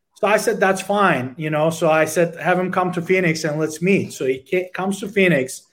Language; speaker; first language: English; non-native, fluent; Turkish